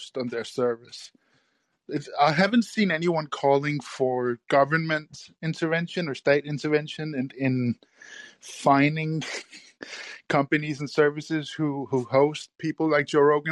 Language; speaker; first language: English; non-native, fluent; Danish